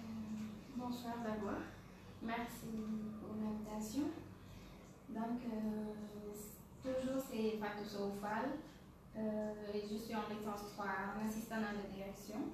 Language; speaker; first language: French; non-native, local second language; Wolof